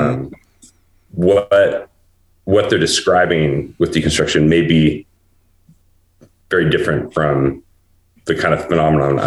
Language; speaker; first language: English; native; English